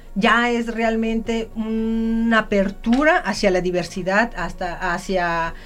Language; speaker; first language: Spanish; non-native, local second language; Zapotec